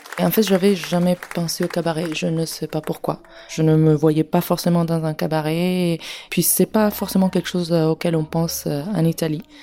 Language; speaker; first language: French; non-native, fluent; Italian